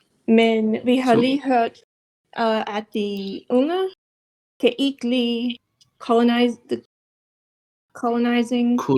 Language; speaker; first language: Danish; non-native, learner; English